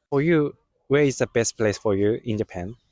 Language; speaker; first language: English; non-native, fluent; Japanese